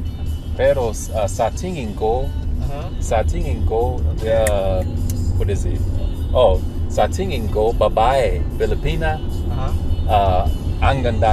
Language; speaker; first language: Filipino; non-native, learner; English